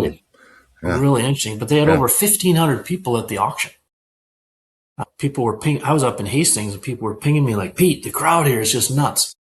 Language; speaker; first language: English; native; English